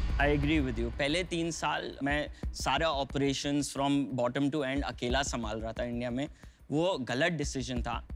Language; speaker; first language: Hindi; early bilingual, heritage; Hindi